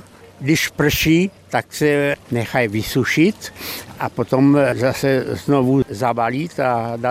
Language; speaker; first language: Czech; early bilingual, heritage; Czech